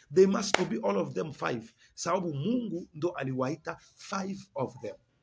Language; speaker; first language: English; non-native, fluent; Swahili